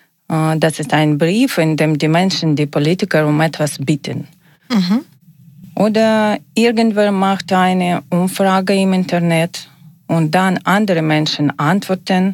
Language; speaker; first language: German; non-native, learner; Ukrainian